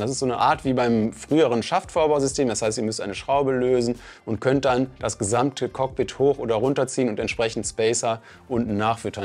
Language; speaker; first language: German; native; German